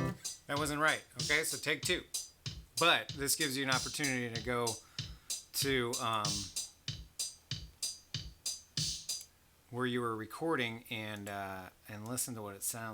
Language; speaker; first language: English; native; English